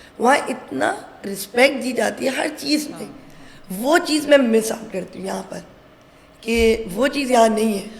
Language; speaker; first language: Urdu; native; Urdu